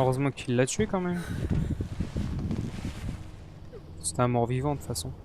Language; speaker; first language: French; native; French